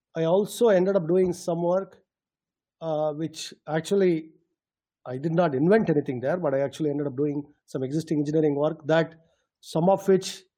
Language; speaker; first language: English; non-native, local second language; Tamil